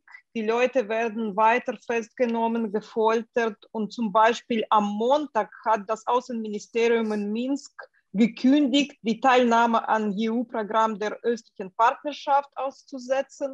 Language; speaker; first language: German; non-native, fluent; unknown